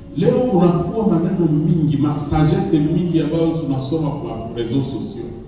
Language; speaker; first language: Swahili; native; Swahili